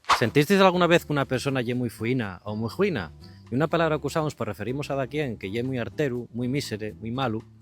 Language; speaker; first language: Asturian; native; Asturian